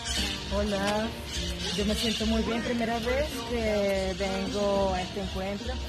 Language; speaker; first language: Portuguese; non-native, learner; Spanish